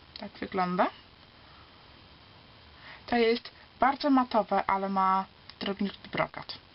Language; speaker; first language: Polish; early bilingual, heritage; Polish